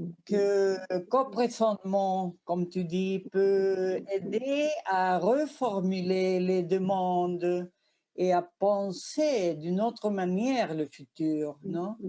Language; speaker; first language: French; non-native, fluent; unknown